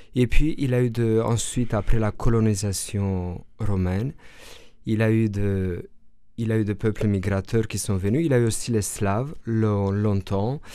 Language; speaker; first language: French; non-native, fluent; Romanian